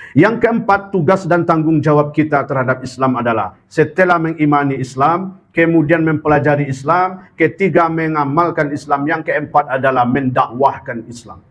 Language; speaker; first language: Malay; non-native, local second language; Minangkabau